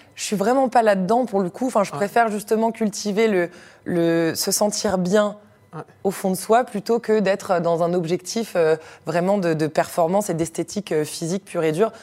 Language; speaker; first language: French; native; French